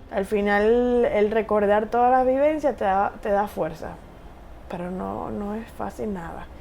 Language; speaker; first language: Spanish; native; Spanish